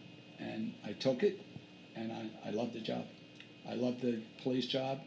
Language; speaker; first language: English; native; English